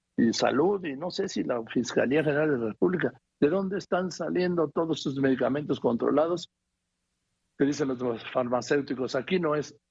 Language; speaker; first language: Spanish; native; Spanish